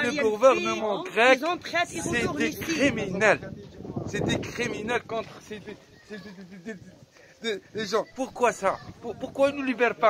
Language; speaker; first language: French; non-native, fluent; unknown